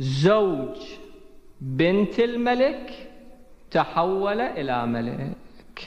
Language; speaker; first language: Arabic; native; Arabic